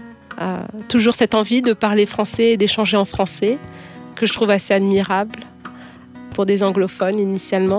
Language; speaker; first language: French; native; French